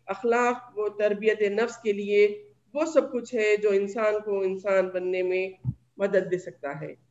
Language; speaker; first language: Urdu; native; Urdu